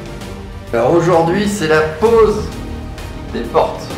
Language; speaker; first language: French; native; French